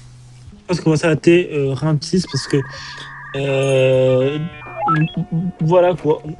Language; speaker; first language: French; native; French